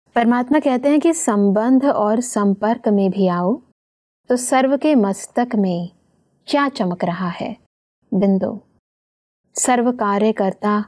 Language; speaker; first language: Hindi; native; Hindi